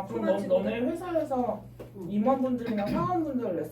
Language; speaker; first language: Korean; native; Korean